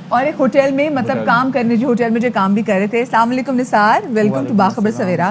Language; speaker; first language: Urdu; native; Urdu